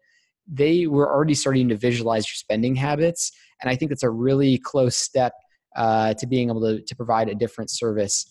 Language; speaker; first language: English; native; English